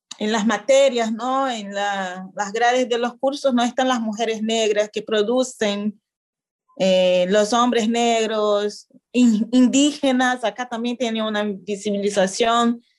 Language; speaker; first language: Spanish; non-native, fluent; Portuguese